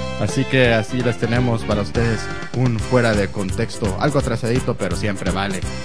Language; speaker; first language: Spanish; native; Spanish